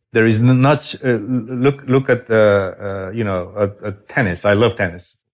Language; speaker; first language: English; non-native, fluent; Romanian